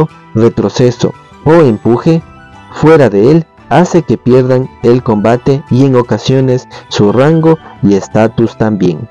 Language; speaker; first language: Spanish; native; Spanish